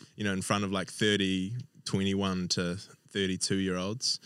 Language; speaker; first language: English; native; English